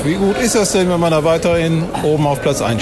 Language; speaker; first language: German; native; German